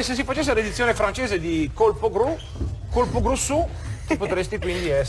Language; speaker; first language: Italian; native; Italian